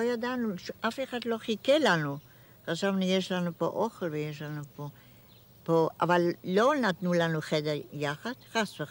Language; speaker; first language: Hebrew; non-native, fluent; German